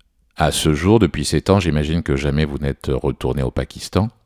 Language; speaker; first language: French; native; French